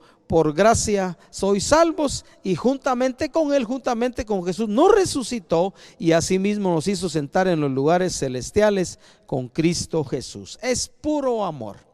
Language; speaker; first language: Spanish; native; Spanish